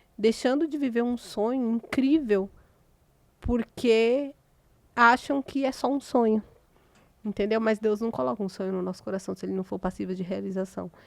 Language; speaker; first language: Portuguese; native; Portuguese